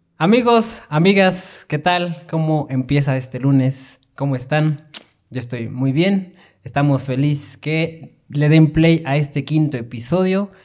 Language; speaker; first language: Spanish; native; Spanish